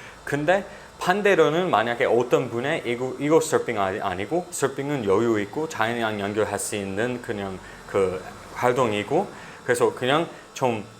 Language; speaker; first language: Korean; non-native, fluent; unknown